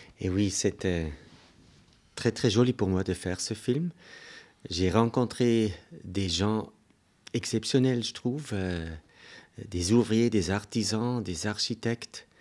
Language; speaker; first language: French; non-native, local second language; German